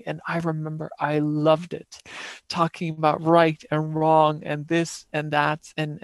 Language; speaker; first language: English; non-native, fluent; Dutch